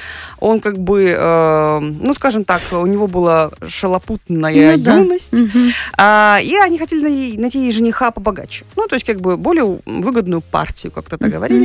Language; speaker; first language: Russian; native; Russian